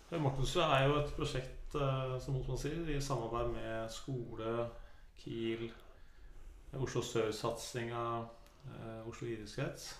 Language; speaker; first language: Norwegian; native; Norwegian